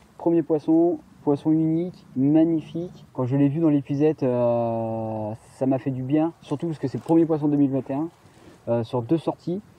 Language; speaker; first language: French; native; French